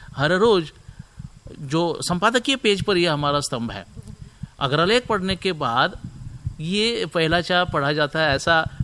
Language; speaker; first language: Hindi; non-native, local second language; Marathi